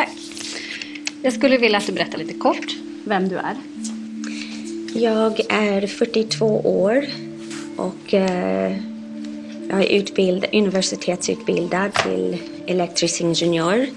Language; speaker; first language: Swedish; non-native, fluent; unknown